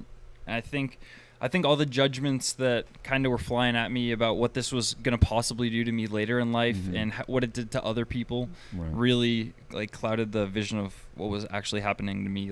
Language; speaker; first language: English; native; English